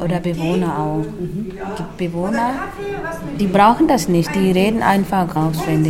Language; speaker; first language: German; non-native, learner; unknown